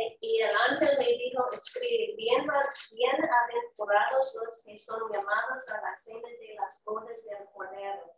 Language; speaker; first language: Spanish; non-native, learner; English